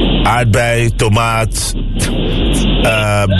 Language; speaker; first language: Dutch; native; Dutch